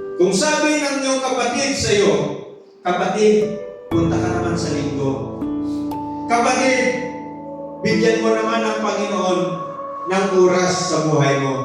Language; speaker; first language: Filipino; non-native, local second language; Iloko